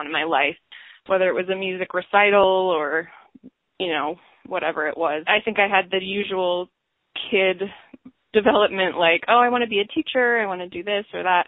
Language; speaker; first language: English; native; English